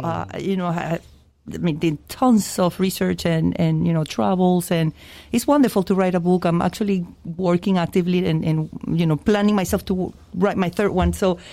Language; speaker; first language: English; non-native, fluent; Spanish